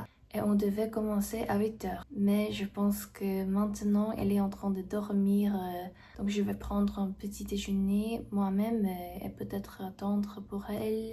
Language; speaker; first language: French; non-native, fluent; Korean